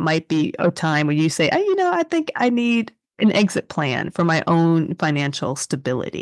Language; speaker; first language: English; native; English